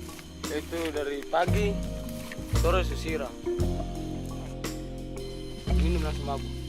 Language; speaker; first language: Indonesian; non-native, local second language; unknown